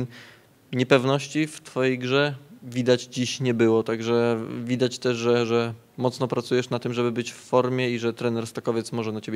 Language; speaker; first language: Polish; native; Polish